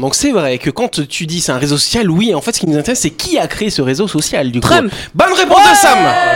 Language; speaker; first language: French; native; French